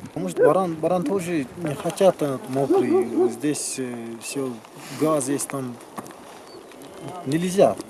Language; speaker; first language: Russian; non-native, local second language; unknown